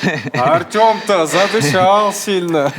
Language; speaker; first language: Russian; non-native, local second language; Kazakh